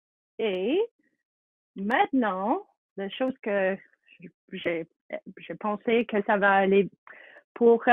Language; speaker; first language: French; non-native, fluent; English